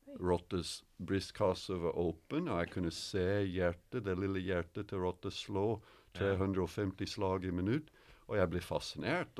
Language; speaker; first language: Norwegian; non-native, fluent; English